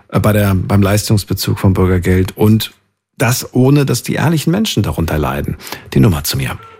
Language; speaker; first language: German; native; German